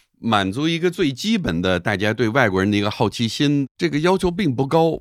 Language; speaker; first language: Chinese; non-native, fluent; English